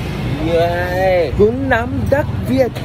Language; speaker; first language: Vietnamese; non-native, learner; Japanese